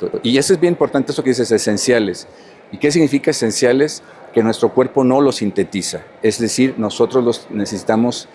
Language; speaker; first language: Spanish; native; Spanish